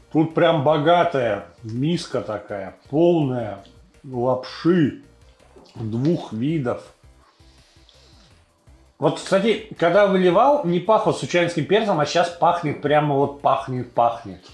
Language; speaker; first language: Russian; native; Russian